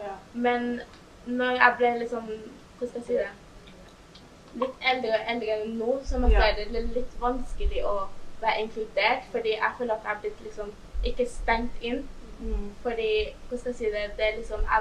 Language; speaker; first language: Norwegian; early bilingual, other home language; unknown